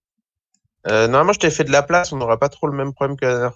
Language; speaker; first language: French; native; French